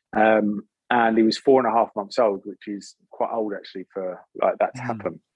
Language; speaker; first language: English; native; English